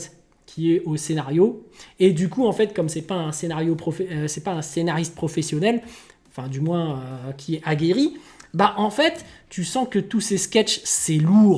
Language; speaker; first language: French; native; French